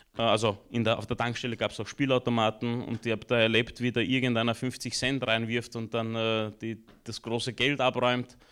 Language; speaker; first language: German; early bilingual, other home language; Romanian